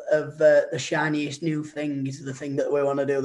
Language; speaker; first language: English; native; English